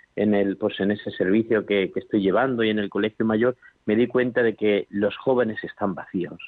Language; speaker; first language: Spanish; native; Spanish